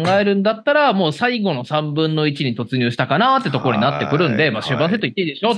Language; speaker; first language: Japanese; native; Japanese